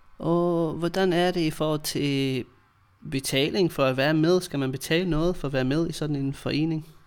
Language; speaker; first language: Danish; non-native, fluent; English